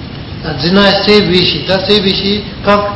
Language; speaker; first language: Russian; non-native, learner; Tibetan